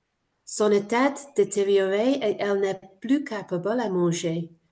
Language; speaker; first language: French; non-native, fluent; English